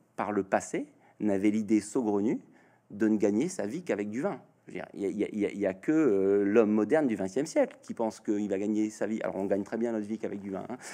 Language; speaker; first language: French; native; French